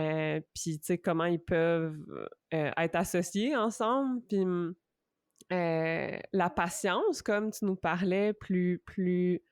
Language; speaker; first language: French; native; French